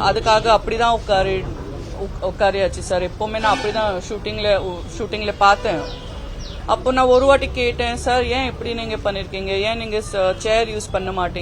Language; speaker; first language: Tamil; non-native, fluent; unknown